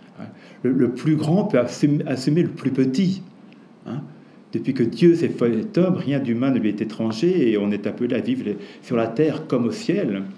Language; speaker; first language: French; native; French